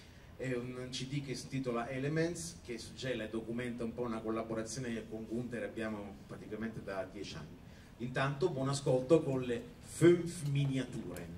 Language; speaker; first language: Italian; native; Italian